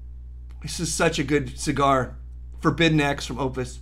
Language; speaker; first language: English; native; English